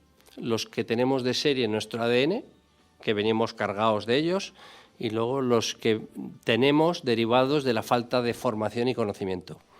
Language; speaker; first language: Spanish; native; Spanish